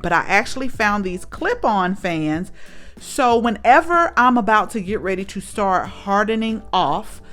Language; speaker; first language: English; native; English